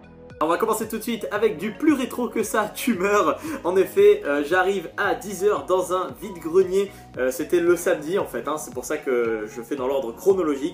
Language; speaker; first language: French; native; French